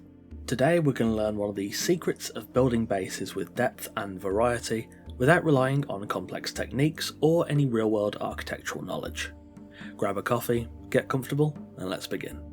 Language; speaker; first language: English; native; English